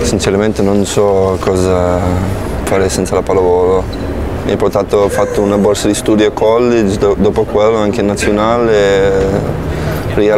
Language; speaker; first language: Italian; non-native, fluent; English